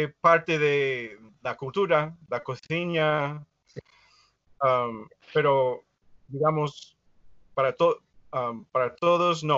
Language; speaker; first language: Spanish; non-native, fluent; English